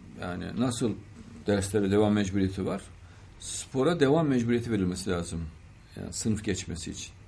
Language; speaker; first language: Turkish; native; Turkish